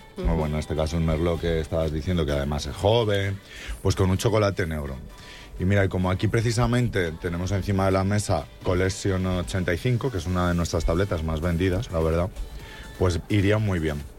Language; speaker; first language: Spanish; native; Spanish